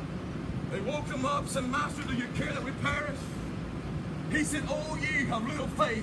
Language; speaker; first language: English; native; English